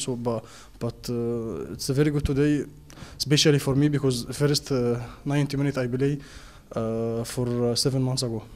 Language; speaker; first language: English; non-native, learner; Arabic